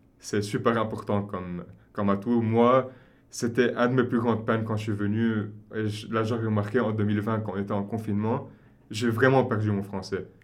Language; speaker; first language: French; non-native, local second language; Arabic